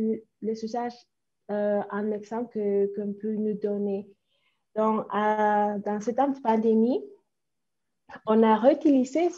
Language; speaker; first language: French; non-native, fluent; Spanish